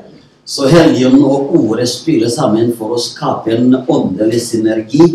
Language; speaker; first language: Norwegian; non-native, fluent; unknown